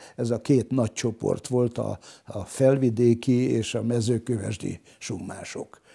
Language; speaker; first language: Hungarian; non-native, local second language; German